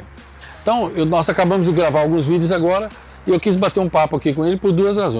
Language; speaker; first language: Portuguese; native; Portuguese